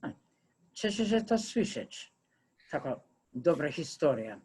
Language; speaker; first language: Polish; non-native, fluent; English